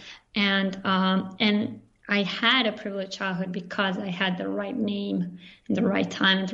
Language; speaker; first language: English; non-native, fluent; Bosnian